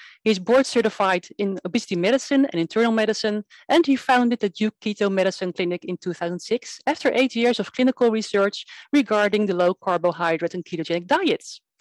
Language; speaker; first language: English; non-native, fluent; Dutch